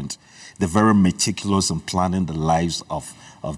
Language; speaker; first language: English; early bilingual, other home language; Igbo